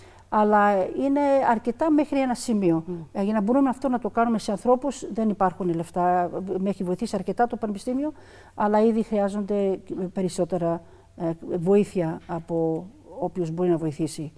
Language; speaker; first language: Greek; early bilingual, other home language; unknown